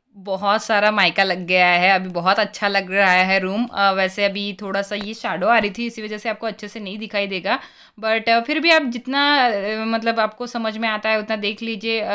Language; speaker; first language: Hindi; native; Hindi